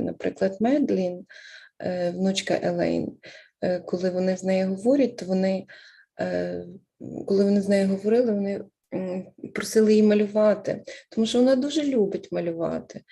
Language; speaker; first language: Ukrainian; native; Ukrainian